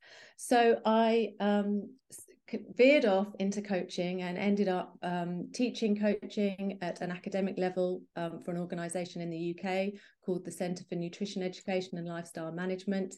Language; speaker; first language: English; native; English